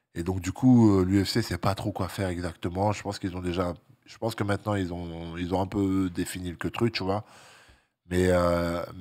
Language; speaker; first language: French; native; French